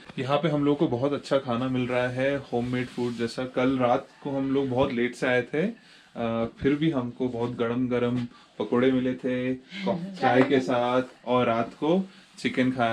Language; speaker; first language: Hindi; non-native, local second language; Bangla